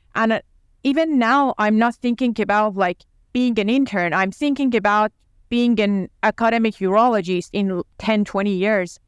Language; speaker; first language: English; non-native, fluent; Persian